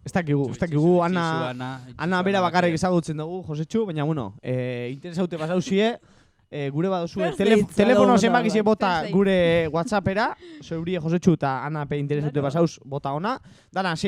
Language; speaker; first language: Basque; native; Basque